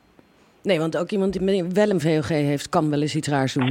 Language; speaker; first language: Dutch; native; Dutch